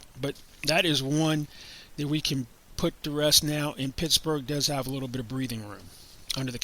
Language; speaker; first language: English; native; English